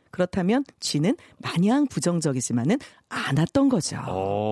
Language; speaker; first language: Korean; native; Korean